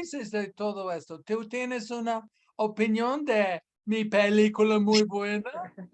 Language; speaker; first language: Spanish; non-native, fluent; English